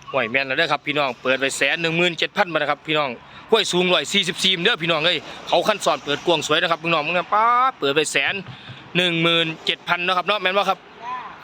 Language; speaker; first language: Thai; native; Thai